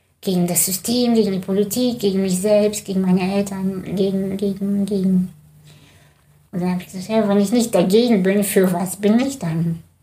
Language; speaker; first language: German; early bilingual, other home language; Russian